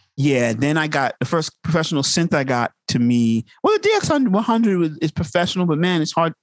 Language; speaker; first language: English; native; English